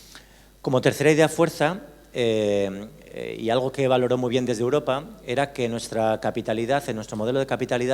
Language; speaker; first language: Spanish; native; Spanish